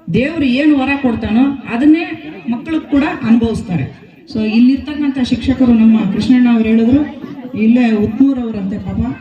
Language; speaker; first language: Kannada; native; Kannada